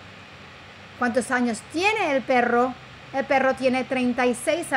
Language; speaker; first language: Spanish; non-native, fluent; English